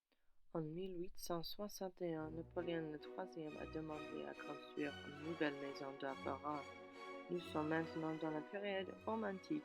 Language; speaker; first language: French; non-native, learner; English